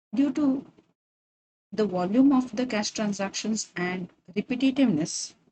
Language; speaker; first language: English; non-native, local second language; Kannada